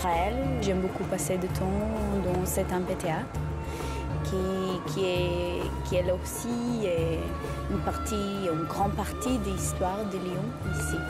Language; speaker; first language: French; non-native, fluent; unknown